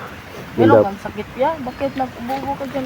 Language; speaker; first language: Filipino; non-native, local second language; Cebuano